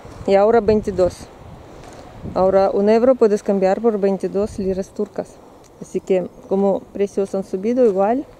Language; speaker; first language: Spanish; non-native, learner; Russian